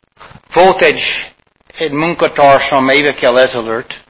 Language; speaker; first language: Hungarian; non-native, fluent; English